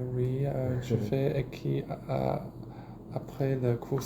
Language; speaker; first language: French; non-native, learner; Chinese